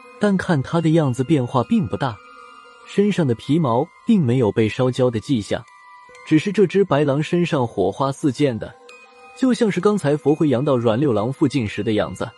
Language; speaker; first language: Chinese; native; Chinese